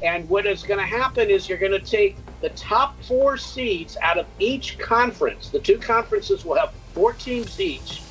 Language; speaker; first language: English; native; English